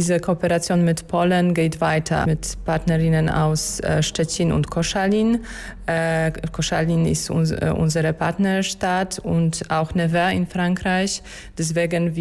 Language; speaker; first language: German; non-native, fluent; Polish